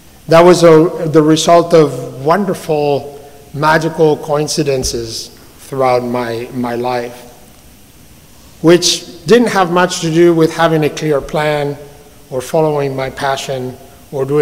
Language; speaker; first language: English; non-native, fluent; Spanish